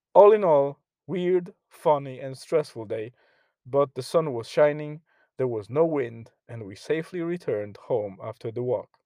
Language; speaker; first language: English; non-native, fluent; Polish